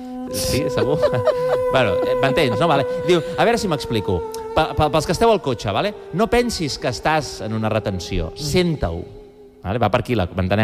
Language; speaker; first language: Catalan; native; Catalan